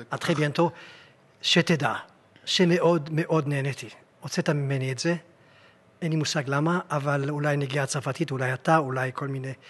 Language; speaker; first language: Hebrew; non-native, fluent; French